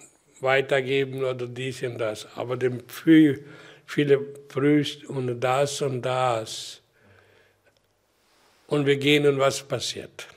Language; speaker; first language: German; non-native, learner; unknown